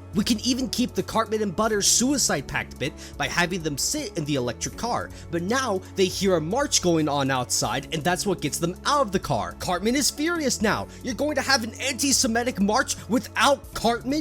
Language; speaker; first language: English; native; English